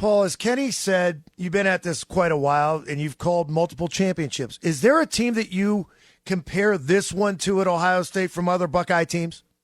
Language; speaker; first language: English; native; English